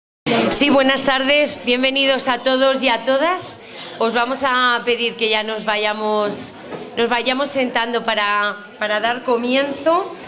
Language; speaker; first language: Spanish; native; Spanish